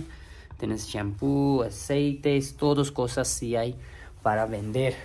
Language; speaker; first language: Spanish; non-native, learner; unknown